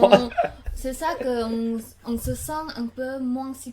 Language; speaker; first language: French; non-native, learner; Khmer